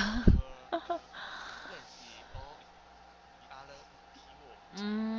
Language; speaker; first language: English; non-native, learner; Chinese